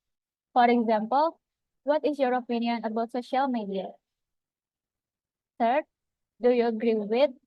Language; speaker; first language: English; non-native, fluent; Indonesian